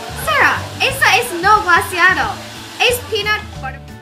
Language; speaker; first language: Spanish; non-native, learner; English